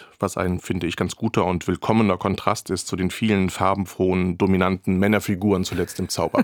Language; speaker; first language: German; native; German